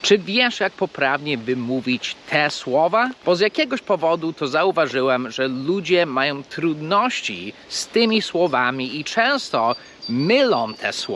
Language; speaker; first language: Polish; non-native, fluent; English